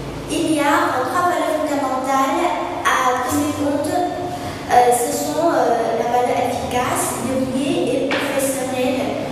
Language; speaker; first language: French; non-native, fluent; Vietnamese